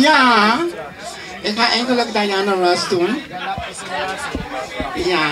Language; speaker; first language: Dutch; non-native, local second language; Papiamento